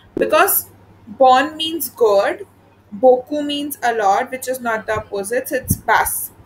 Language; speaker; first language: English; non-native, local second language; Hindi